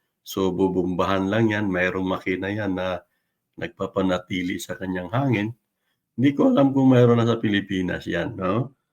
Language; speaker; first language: Filipino; non-native, local second language; Cebuano